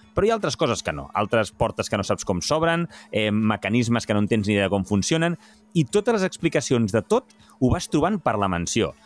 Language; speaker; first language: Catalan; native; Catalan